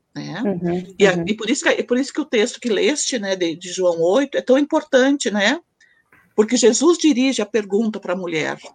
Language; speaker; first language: Portuguese; native; Portuguese